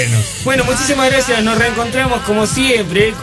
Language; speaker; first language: Spanish; native; Spanish